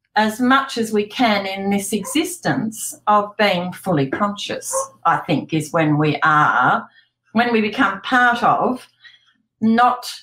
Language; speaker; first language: English; native; English